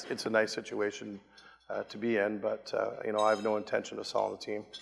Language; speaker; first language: English; native; English